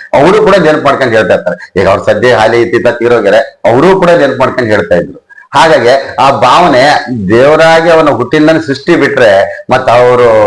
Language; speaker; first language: Kannada; native; Kannada